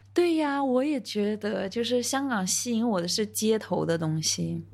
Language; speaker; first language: Chinese; native; Chinese